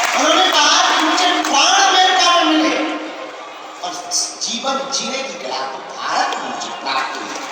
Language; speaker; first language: Hindi; native; Hindi